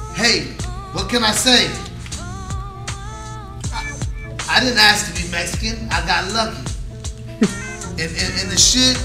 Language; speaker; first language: English; native; English